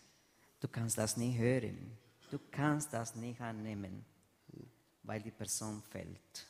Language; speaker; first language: German; non-native, fluent; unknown